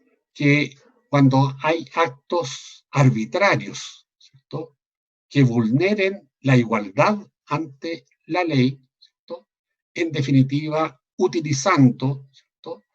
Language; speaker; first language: Spanish; native; Spanish